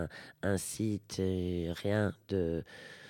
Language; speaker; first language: French; native; French